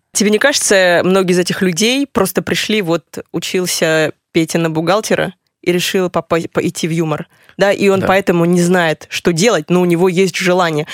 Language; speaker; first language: Russian; native; Russian